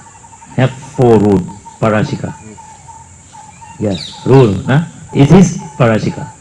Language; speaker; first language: English; non-native, learner; Thai